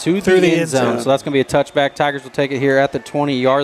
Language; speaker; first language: English; native; English